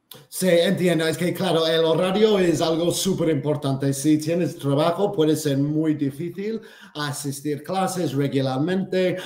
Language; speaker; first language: Spanish; non-native, fluent; English